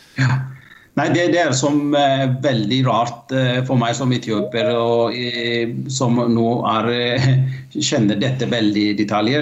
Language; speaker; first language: Norwegian; non-native, fluent; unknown